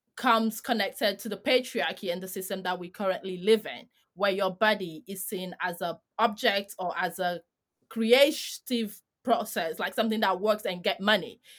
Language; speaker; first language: English; non-native, fluent; Greek